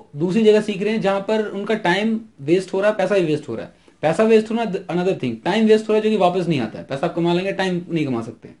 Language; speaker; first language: Hindi; native; Hindi